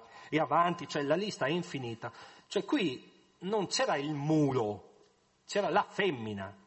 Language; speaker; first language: Italian; native; Italian